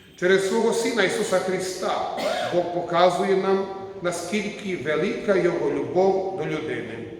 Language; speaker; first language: Ukrainian; non-native, learner; Croatian